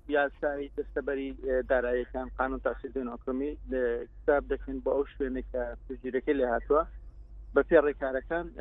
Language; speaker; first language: Central Kurdish; non-native, local second language; Kurdish